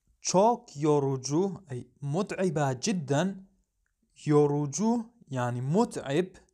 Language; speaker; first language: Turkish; non-native, fluent; Arabic